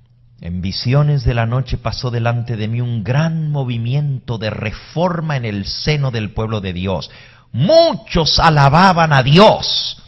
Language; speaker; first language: Spanish; native; Spanish